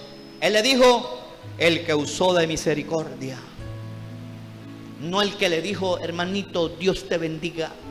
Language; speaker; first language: Spanish; native; Spanish